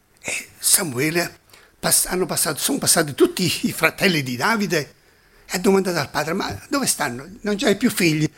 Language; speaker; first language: Italian; non-native, fluent; German